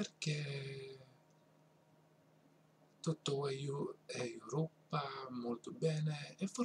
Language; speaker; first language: Italian; non-native, learner; English